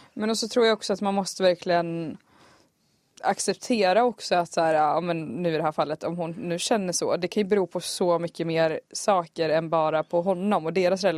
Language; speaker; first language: Swedish; native; Swedish